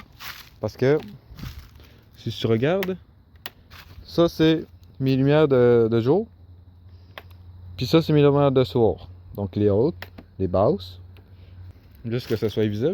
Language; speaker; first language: French; native; French